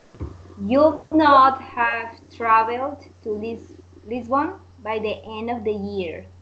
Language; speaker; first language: English; non-native, learner; Spanish